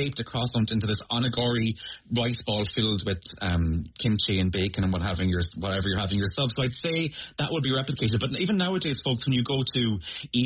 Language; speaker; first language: English; native; English